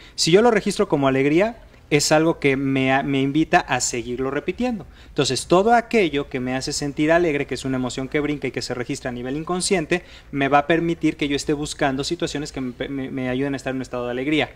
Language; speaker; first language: Spanish; native; Spanish